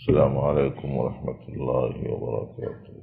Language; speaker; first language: Urdu; native; Urdu